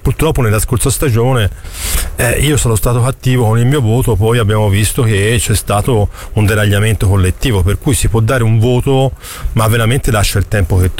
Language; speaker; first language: Italian; native; Italian